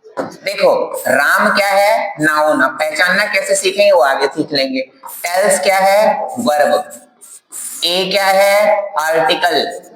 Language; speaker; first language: Hindi; native; Hindi